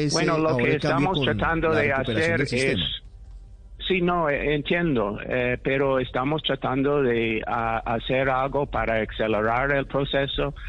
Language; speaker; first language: Spanish; non-native, fluent; English